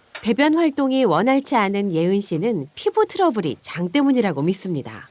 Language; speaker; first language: Korean; native; Korean